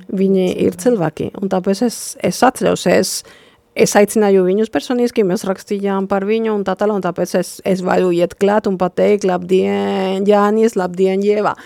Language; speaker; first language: Latvian; non-native, fluent; Spanish